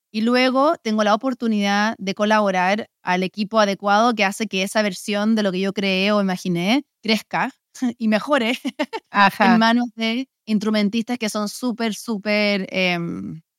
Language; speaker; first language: Spanish; early bilingual, heritage; Spanish